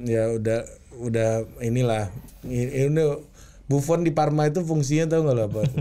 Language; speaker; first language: Indonesian; non-native, local second language; Minangkabau